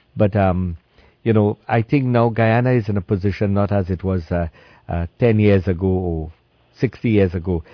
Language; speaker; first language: English; native; English